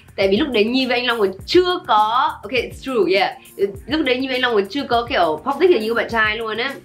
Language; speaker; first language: Vietnamese; early bilingual, heritage; Vietnamese